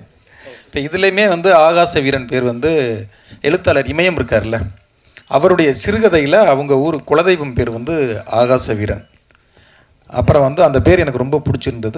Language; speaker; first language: Tamil; native; Tamil